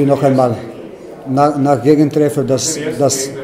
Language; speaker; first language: German; non-native, fluent; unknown